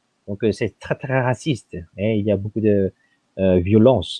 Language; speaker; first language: French; non-native, fluent; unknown